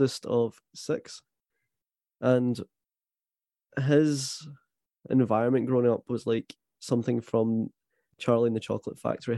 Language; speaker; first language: English; native; English